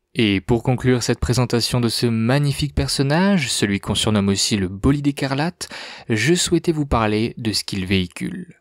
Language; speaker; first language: French; native; French